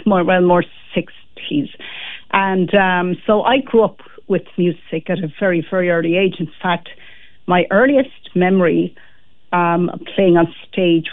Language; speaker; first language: English; native; English